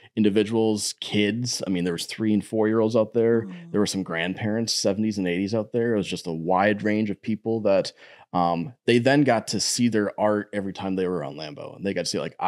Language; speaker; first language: English; native; English